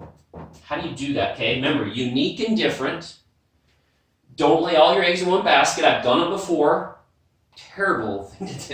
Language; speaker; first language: English; native; English